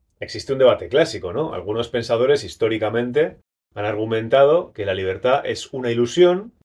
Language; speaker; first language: Spanish; native; Spanish